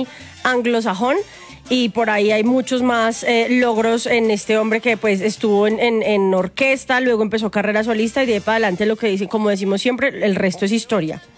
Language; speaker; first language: Spanish; native; Spanish